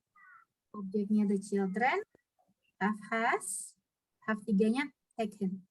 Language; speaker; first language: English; non-native, learner; Indonesian